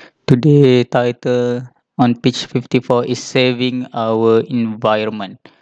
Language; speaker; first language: English; non-native, local second language; Malay